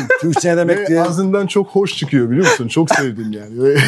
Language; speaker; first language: Turkish; non-native, fluent; French